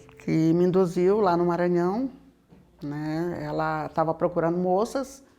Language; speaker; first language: Portuguese; native; Portuguese